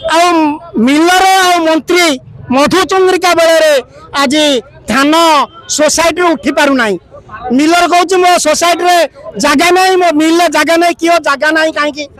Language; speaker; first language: Odia; native; Odia